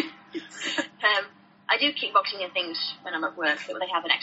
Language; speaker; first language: English; native; English